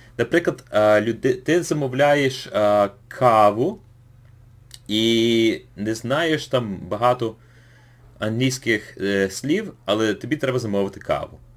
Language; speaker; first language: Ukrainian; early bilingual, heritage; English